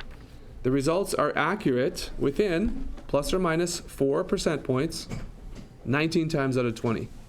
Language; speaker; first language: English; native; English